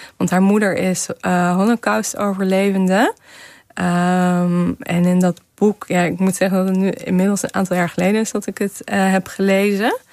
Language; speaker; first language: Dutch; non-native, fluent; Kazakh